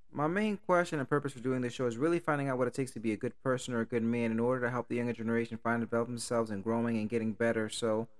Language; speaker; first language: English; native; English